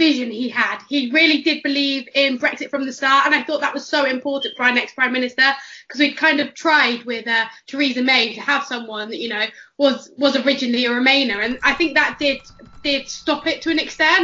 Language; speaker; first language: English; native; English